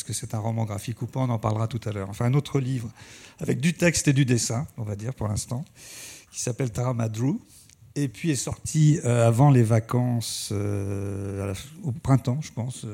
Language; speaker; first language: French; native; French